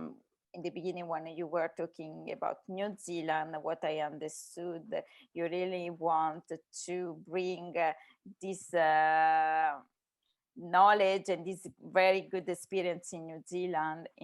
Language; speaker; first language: English; non-native, learner; Italian